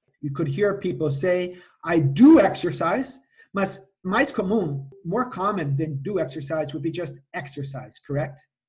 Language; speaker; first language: English; native; English